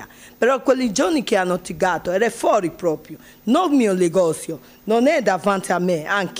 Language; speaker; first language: Italian; non-native, learner; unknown